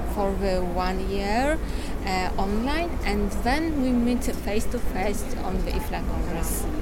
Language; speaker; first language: English; non-native, learner; Polish